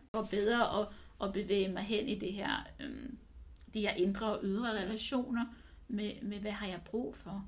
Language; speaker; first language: Danish; non-native, fluent; English